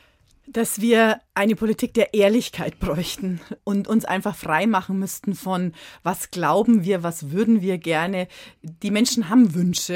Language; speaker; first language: German; native; German